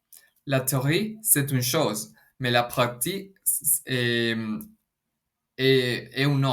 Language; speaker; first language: French; non-native, fluent; Spanish